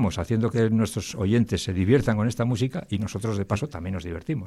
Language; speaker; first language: Spanish; native; Spanish